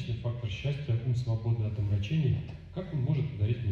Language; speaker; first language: Russian; native; Russian